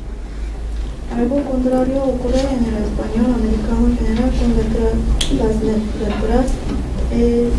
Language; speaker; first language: Spanish; non-native, learner; Korean